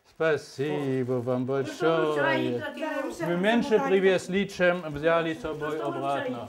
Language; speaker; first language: Russian; non-native, learner; German